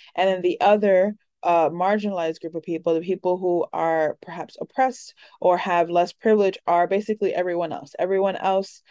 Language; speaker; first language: English; early bilingual, other home language; Spanish